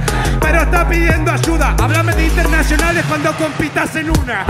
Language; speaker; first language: Spanish; native; Spanish